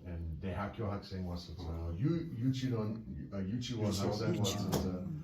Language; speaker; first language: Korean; non-native, learner; English